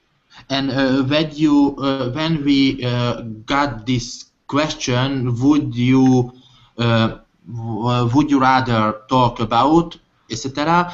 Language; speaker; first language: English; non-native, learner; Hungarian